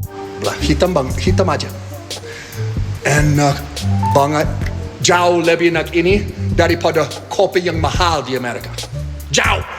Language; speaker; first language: Indonesian; non-native, fluent; English